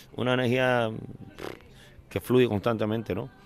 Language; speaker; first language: Spanish; native; Spanish